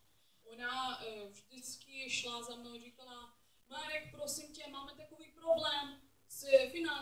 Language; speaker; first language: Czech; non-native, learner; English